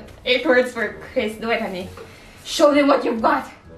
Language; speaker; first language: English; non-native, local second language; Cebuano